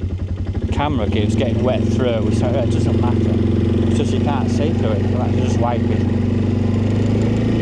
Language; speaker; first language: English; native; English